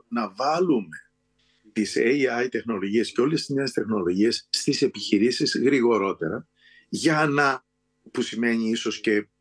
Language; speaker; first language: Greek; native; Greek